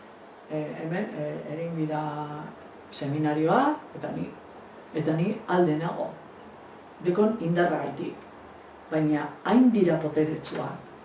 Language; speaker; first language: Basque; non-native, local second language; Spanish